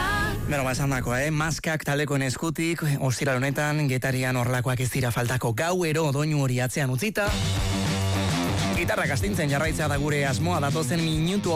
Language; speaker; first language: Basque; native; Basque